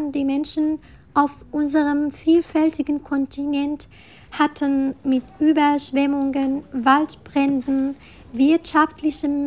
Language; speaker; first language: German; non-native, fluent; Arabic